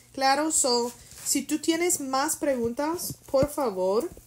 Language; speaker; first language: English; native; English